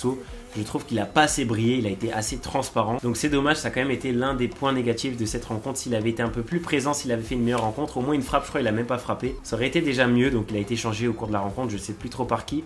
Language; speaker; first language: French; native; French